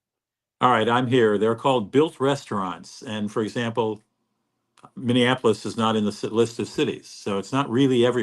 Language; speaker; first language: English; native; English